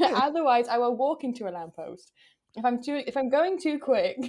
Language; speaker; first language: English; native; English